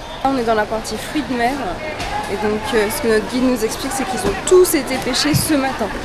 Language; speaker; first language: French; native; French